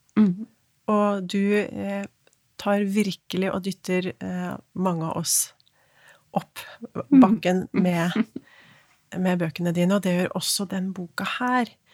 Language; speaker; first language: Norwegian; native; Norwegian